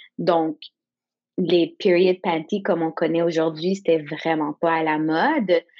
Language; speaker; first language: French; non-native, local second language; English